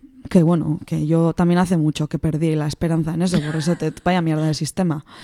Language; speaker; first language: Spanish; non-native, local second language; Basque